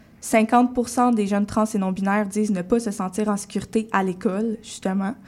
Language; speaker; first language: French; native; French